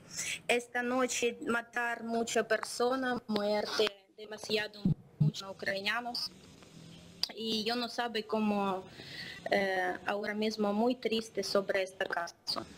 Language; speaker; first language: Spanish; non-native, learner; Ukrainian